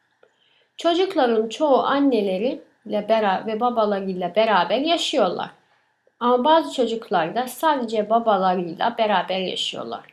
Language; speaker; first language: Turkish; early bilingual, other home language; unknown